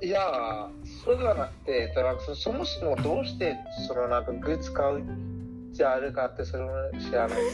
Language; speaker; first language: Japanese; non-native, learner; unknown